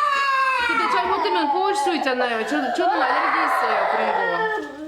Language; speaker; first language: Korean; non-native, learner; Russian